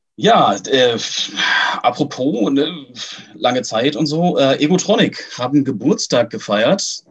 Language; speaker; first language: German; native; German